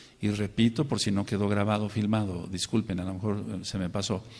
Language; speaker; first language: Spanish; native; Spanish